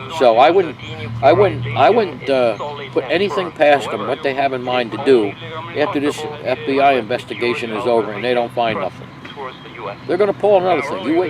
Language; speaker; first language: English; native; English